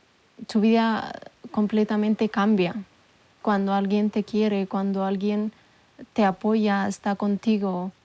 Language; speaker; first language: Spanish; non-native, local second language; Amharic